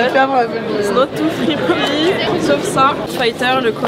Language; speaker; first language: French; native; French